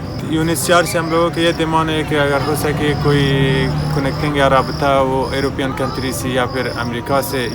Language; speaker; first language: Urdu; non-native, learner; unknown